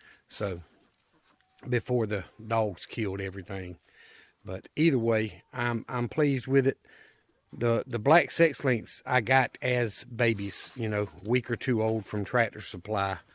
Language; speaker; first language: English; native; English